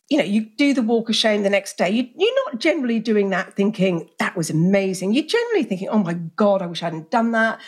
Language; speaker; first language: English; native; English